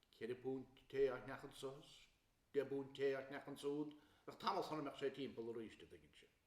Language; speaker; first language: Irish; native; Irish